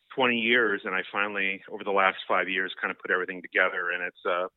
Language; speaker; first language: English; native; English